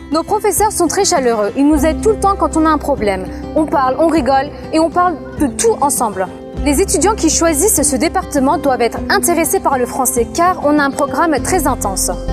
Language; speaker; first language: French; native; French